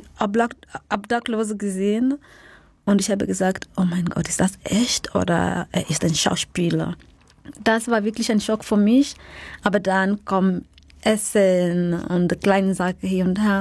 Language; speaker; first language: German; non-native, fluent; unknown